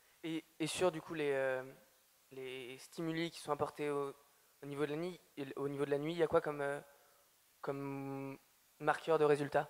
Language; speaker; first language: French; native; French